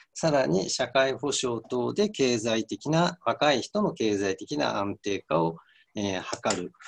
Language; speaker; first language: Japanese; native; Japanese